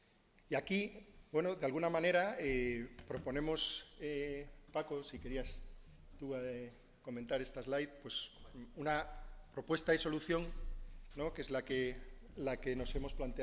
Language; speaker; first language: Spanish; native; Spanish